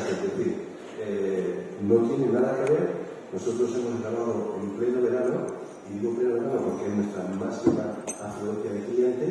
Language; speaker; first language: Spanish; native; Spanish